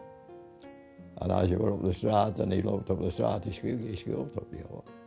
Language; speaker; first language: Dutch; non-native, learner; English